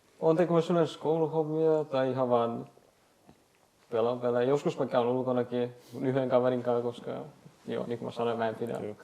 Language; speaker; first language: Finnish; non-native, learner; Bulgarian